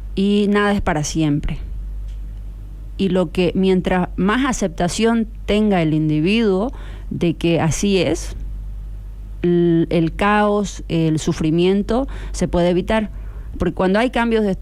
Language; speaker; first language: Spanish; native; Spanish